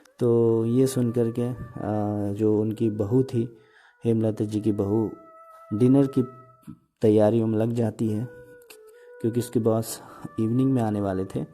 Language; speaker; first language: Hindi; native; Hindi